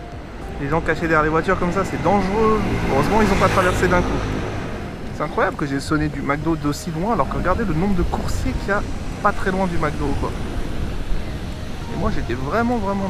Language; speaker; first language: French; native; French